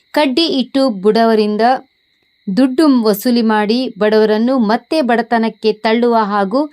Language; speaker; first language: Kannada; native; Kannada